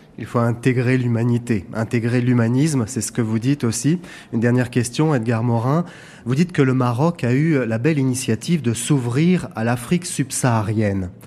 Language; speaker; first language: French; native; French